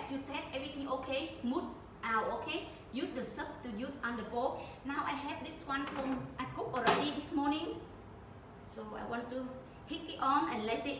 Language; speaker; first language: English; non-native, learner; Vietnamese